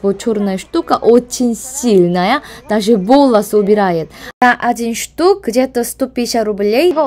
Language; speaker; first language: Russian; non-native, learner; Korean